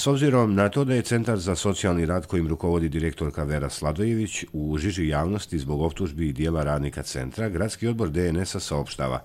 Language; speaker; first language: Serbian; native; Serbian